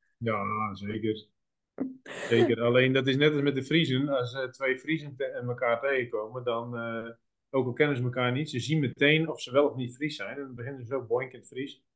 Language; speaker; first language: Dutch; native; Dutch